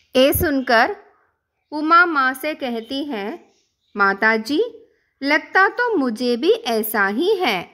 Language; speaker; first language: Hindi; non-native, local second language; Malayalam